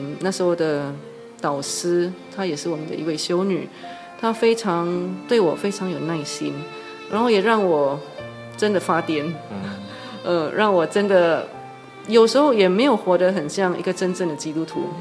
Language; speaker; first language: Chinese; non-native, local second language; English